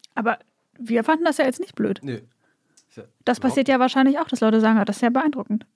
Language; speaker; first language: German; native; German